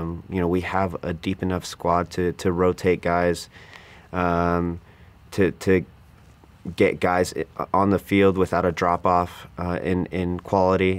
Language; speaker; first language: English; early bilingual, other home language; Spanish